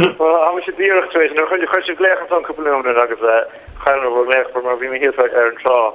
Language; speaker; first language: Irish; native; Irish